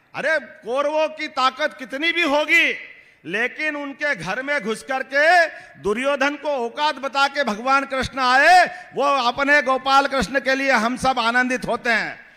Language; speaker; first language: Hindi; native; Hindi